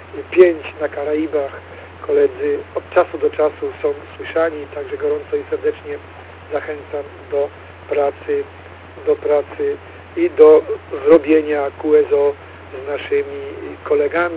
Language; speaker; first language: Polish; native; Polish